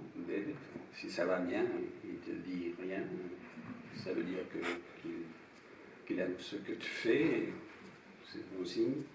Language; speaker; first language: French; non-native, fluent; English